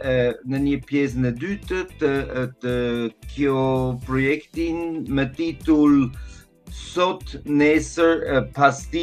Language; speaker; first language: Albanian; non-native, learner; German